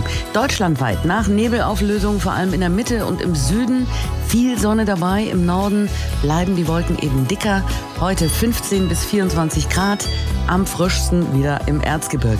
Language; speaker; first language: German; native; German